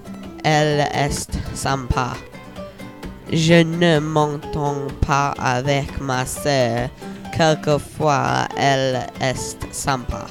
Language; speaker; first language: French; non-native, learner; English